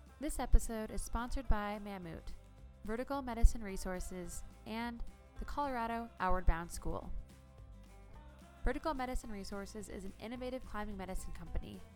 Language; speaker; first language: English; native; English